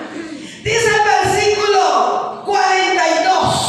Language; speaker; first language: Spanish; native; Spanish